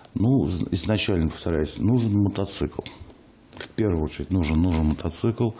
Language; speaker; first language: Russian; native; Russian